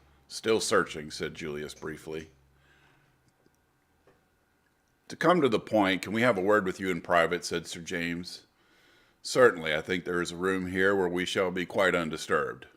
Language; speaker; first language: English; native; English